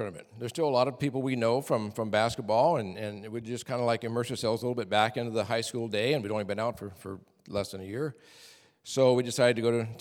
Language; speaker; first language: English; native; English